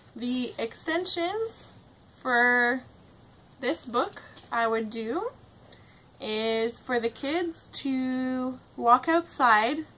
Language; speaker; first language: English; native; English